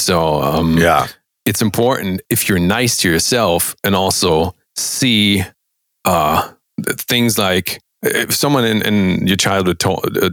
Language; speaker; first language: English; non-native, fluent; German